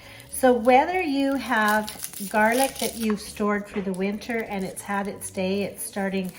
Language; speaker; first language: English; native; English